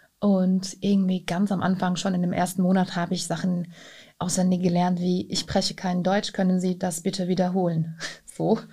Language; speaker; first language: German; non-native, fluent; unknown